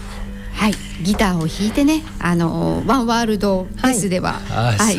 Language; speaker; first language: Japanese; native; Japanese